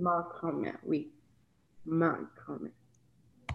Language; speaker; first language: French; non-native, learner; English